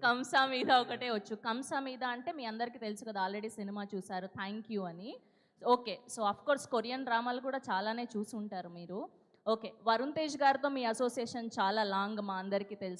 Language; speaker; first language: Telugu; native; Telugu